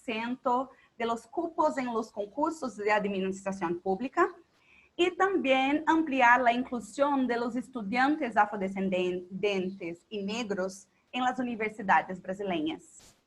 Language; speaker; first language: Spanish; non-native, local second language; Portuguese